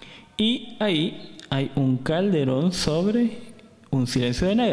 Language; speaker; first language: Spanish; native; Spanish